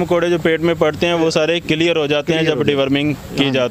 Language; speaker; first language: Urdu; non-native, local second language; Punjabi